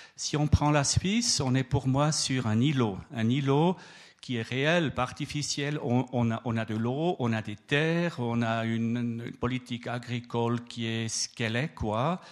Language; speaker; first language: French; native; French